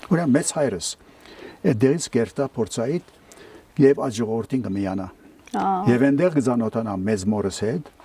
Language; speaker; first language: Armenian; early bilingual, heritage; Armenian